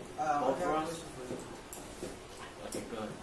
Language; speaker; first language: English; non-native, learner; Chinese